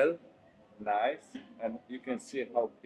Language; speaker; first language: English; non-native, learner; Turkish